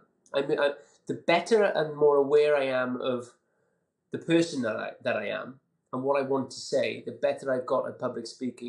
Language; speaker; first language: English; native; English